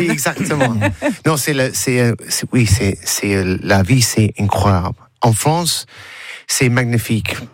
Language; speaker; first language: French; non-native, learner; English